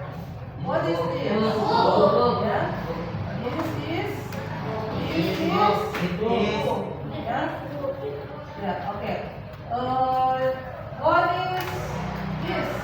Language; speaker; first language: English; non-native, learner; Indonesian